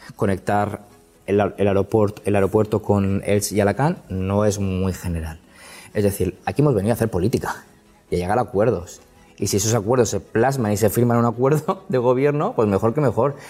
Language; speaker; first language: Spanish; native; Spanish